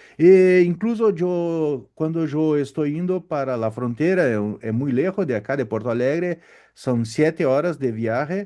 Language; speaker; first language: Spanish; non-native, learner; Portuguese